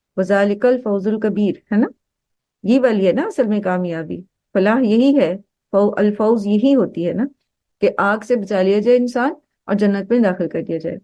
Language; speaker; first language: Urdu; native; Urdu